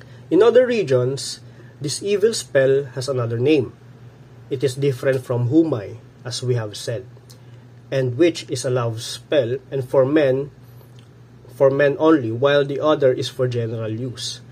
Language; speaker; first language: English; non-native, local second language; Filipino